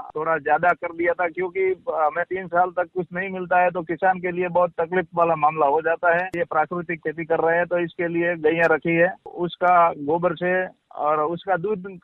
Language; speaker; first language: Hindi; non-native, local second language; Gujarati